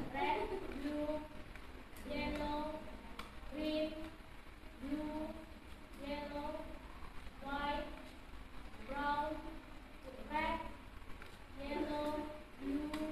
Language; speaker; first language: English; non-native, learner; Indonesian